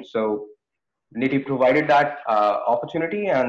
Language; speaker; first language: English; non-native, local second language; Hindi